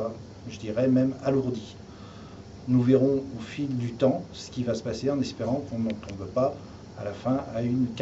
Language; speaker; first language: French; native; French